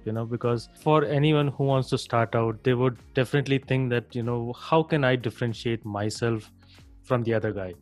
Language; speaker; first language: English; non-native, local second language; Hindi